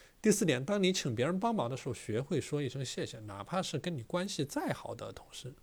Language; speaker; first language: Chinese; native; Chinese